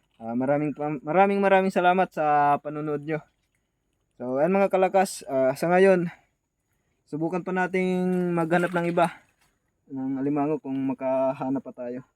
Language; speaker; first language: Filipino; non-native, local second language; Waray